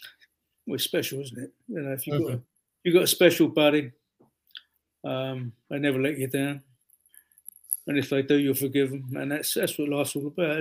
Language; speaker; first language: English; native; English